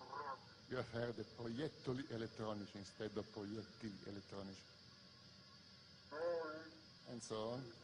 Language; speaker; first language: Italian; native; Italian